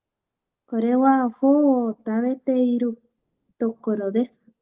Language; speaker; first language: Japanese; non-native, learner; Spanish